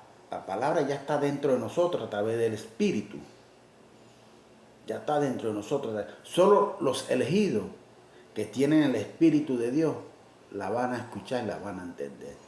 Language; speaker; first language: Spanish; native; Spanish